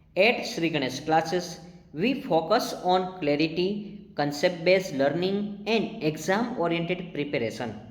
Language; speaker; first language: English; non-native, local second language; Gujarati